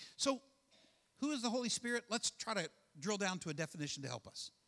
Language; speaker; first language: English; native; English